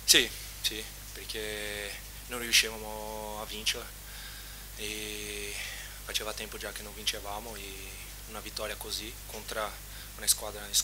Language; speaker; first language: Italian; non-native, fluent; Portuguese